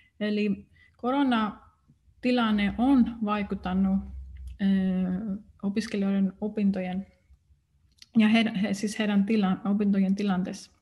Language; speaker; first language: Finnish; non-native, fluent; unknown